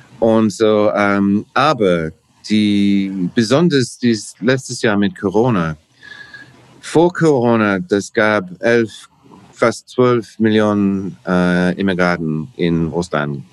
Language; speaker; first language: German; non-native, learner; English